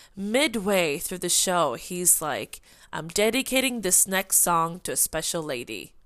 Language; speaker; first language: English; non-native, fluent; Swedish